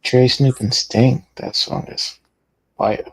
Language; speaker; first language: English; native; English